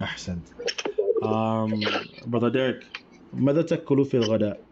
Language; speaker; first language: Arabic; non-native, fluent; English